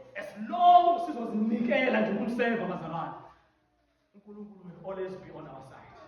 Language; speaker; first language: Zulu; non-native, local second language; Xhosa